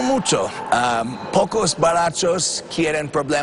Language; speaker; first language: Spanish; non-native, learner; English